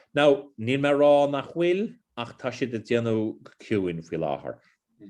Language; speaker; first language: Irish; non-native, local second language; English